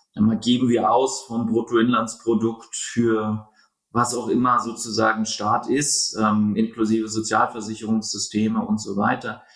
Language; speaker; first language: German; native; German